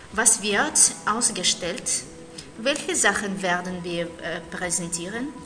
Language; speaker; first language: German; non-native, learner; Spanish